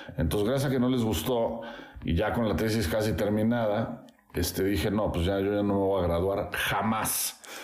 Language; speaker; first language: Spanish; native; Spanish